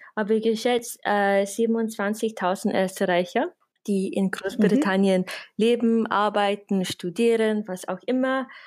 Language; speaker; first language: German; non-native, fluent; English